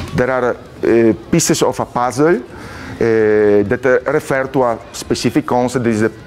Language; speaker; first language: English; non-native, fluent; Italian